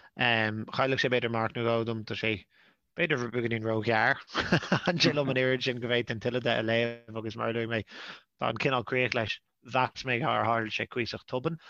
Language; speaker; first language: Irish; non-native, local second language; English